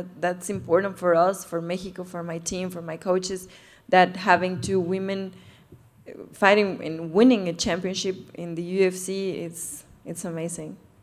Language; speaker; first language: English; non-native, fluent; Spanish